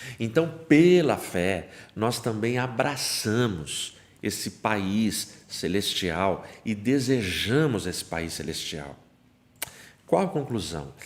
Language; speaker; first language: Portuguese; native; Portuguese